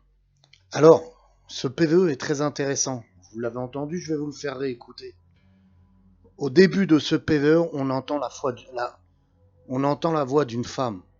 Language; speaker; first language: French; native; French